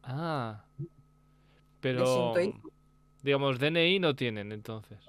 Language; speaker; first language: Spanish; native; Spanish